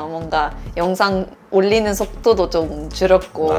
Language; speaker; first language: Korean; non-native, fluent; Swedish